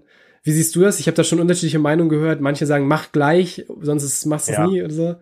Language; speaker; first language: German; native; German